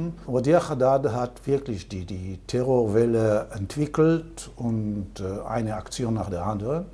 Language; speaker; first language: German; non-native, fluent; Hebrew